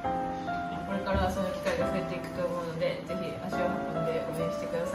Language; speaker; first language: Japanese; native; Japanese